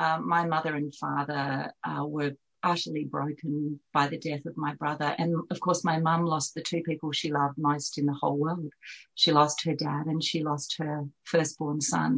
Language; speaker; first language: English; native; English